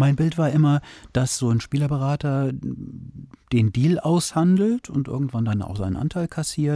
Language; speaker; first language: German; native; German